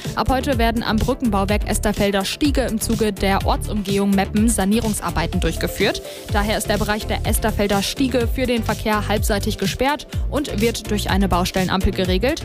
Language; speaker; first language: German; native; German